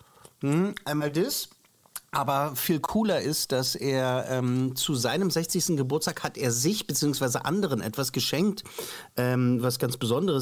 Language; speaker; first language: German; native; German